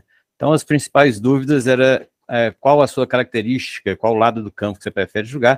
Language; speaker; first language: Portuguese; native; Portuguese